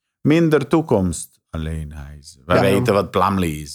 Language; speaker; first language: Dutch; non-native, fluent; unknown